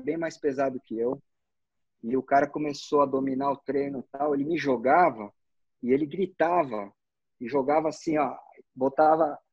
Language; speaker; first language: Portuguese; native; Portuguese